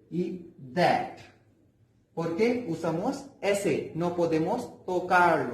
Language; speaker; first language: Spanish; non-native, learner; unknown